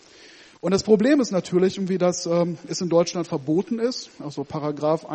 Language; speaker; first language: German; native; German